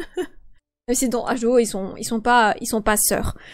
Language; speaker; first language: French; native; French